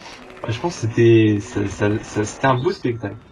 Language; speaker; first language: French; native; French